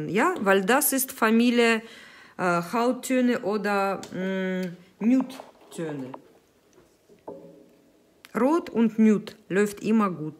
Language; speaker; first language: German; non-native, fluent; Russian